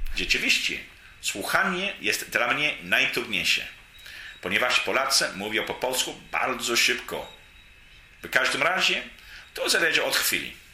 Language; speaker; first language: Polish; non-native, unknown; English